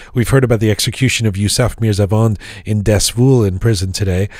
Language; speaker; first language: English; native; English